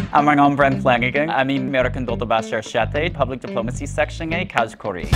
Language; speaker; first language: Bangla; non-native, learner; English